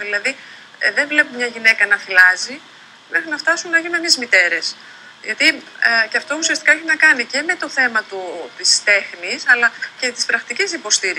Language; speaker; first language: Greek; native; Greek